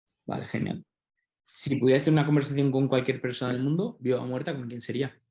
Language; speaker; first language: Spanish; native; Spanish